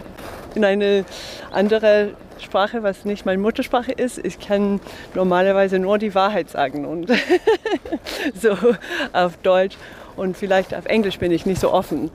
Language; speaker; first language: German; non-native, fluent; English